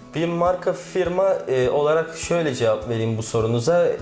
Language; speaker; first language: Turkish; native; Turkish